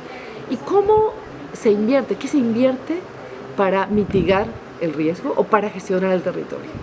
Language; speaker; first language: Spanish; native; Spanish